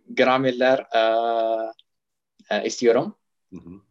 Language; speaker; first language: English; non-native, fluent; Arabic